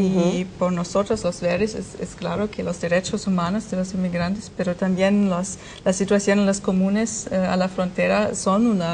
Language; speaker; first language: Spanish; non-native, fluent; German